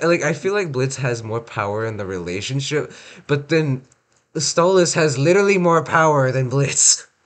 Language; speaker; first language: English; native; English